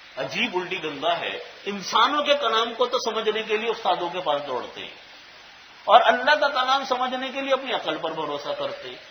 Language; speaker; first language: Urdu; native; Urdu